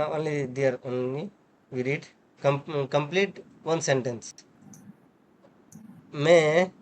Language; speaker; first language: English; non-native, learner; Urdu